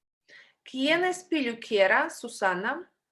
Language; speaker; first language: Spanish; non-native, fluent; Russian